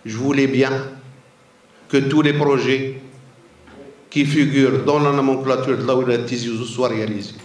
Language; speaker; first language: French; non-native, local second language; Arabic